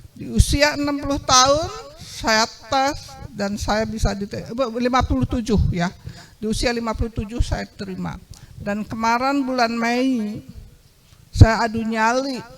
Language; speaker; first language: Indonesian; non-native, local second language; Sundanese